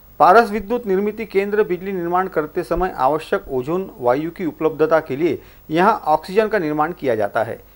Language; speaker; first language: Hindi; non-native, local second language; Marathi